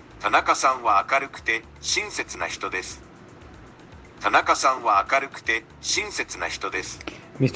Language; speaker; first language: Japanese; non-native, learner; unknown